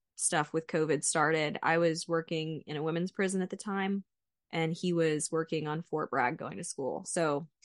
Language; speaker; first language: English; native; English